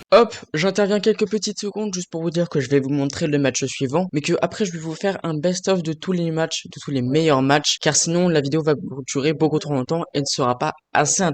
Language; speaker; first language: French; native; French